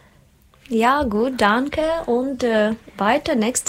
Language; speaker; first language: German; non-native, learner; Russian